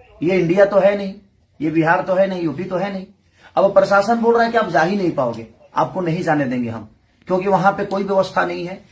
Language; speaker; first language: Hindi; native; Hindi